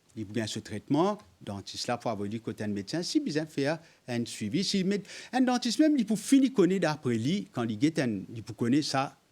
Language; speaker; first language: French; non-native, local second language; Morisyen